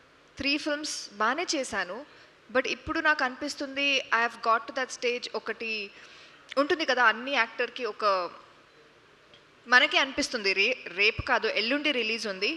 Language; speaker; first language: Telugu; non-native, local second language; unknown